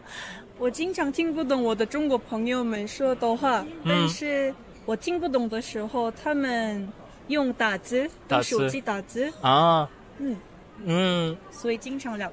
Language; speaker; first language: Chinese; non-native, learner; Korean